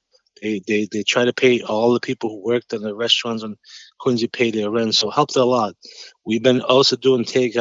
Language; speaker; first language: English; non-native, fluent; Albanian